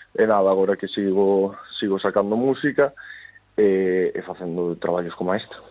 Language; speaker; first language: Galician; native; Galician